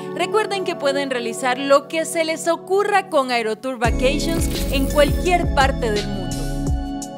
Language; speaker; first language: Spanish; native; Spanish